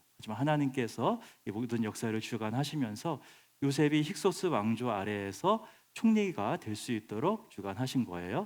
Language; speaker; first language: Korean; native; Korean